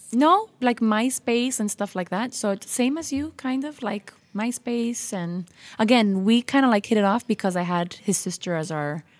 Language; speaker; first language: English; native; English